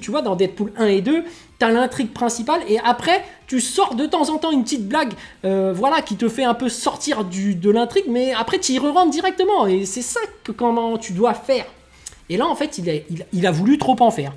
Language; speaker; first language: French; native; French